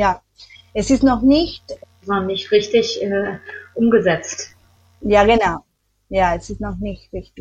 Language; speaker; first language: German; non-native, learner; Spanish